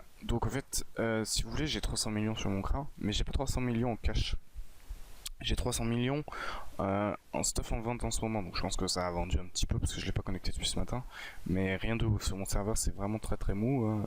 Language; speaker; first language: French; native; French